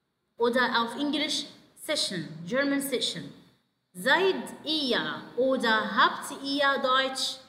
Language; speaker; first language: German; non-native, fluent; Arabic